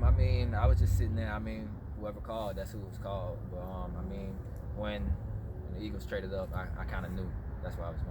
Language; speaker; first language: English; native; English